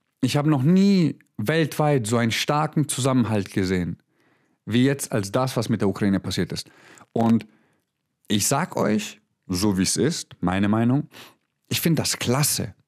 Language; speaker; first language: German; early bilingual, other home language; Croatian